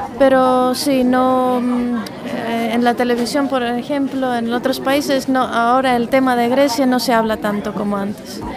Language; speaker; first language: Spanish; non-native, fluent; Greek